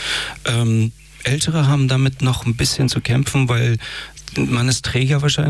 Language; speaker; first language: German; early bilingual, other home language; Persian